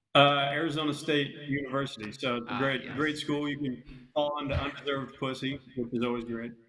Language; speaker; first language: English; native; English